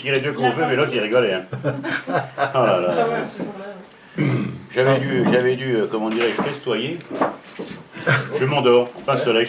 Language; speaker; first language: French; native; French